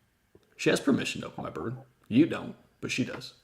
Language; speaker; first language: English; native; English